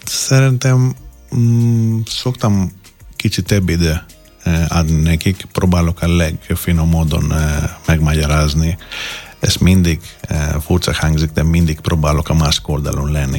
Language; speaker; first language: Hungarian; non-native, fluent; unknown